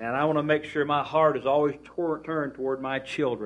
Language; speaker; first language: English; native; English